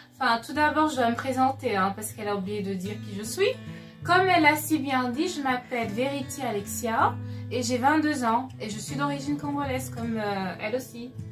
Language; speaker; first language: French; non-native, local second language; Lingala